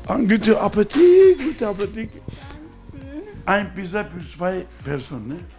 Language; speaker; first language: German; non-native, learner; Turkish